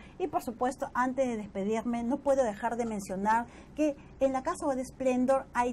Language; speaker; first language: Spanish; native; Spanish